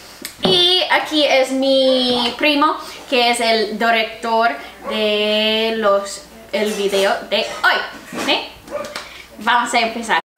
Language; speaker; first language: Spanish; non-native, fluent; English